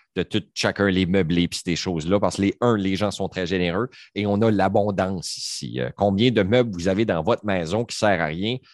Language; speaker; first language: French; native; French